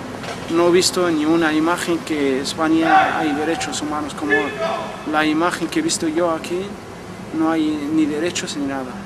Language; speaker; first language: Spanish; non-native, learner; Arabic